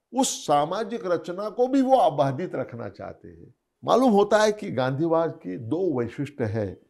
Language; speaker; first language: Hindi; non-native, local second language; Marathi